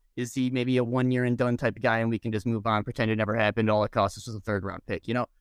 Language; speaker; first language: English; native; English